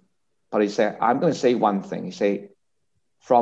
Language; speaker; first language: English; non-native, local second language; Cantonese